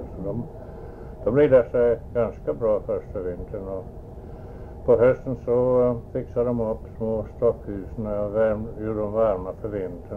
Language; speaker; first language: Swedish; early bilingual, heritage; Swedish